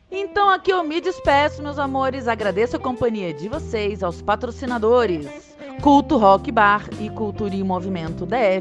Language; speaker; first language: Portuguese; native; Portuguese